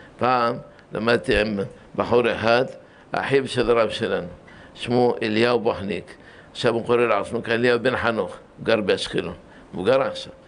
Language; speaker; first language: Hebrew; early bilingual, other home language; Arabic